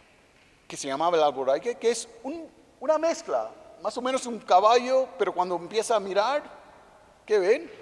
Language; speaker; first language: Spanish; non-native, fluent; English